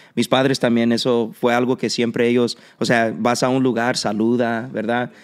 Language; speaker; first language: Spanish; early bilingual, heritage; Spanish